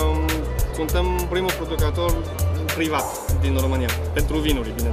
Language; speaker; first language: Romanian; non-native, fluent; French